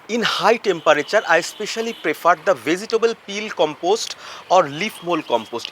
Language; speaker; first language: English; non-native, local second language; Bangla